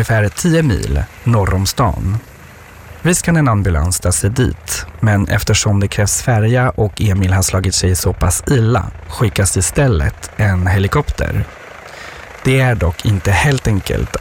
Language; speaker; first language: Swedish; non-native, fluent; French